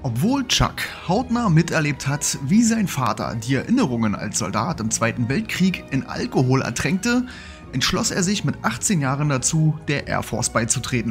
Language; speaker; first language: German; native; German